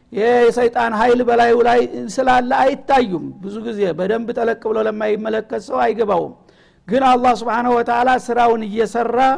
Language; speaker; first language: Amharic; native; Amharic